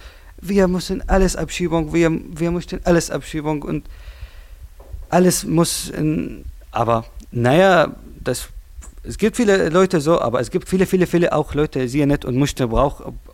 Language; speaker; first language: German; non-native, learner; Arabic